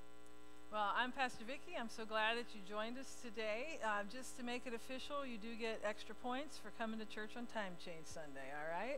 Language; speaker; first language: English; native; English